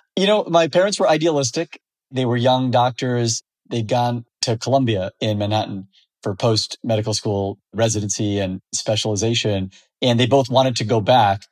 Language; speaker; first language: English; native; English